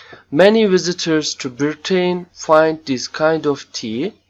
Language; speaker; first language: English; non-native, fluent; Turkish